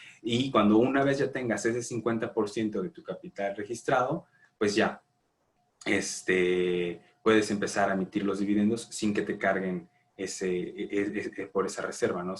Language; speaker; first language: Spanish; native; Spanish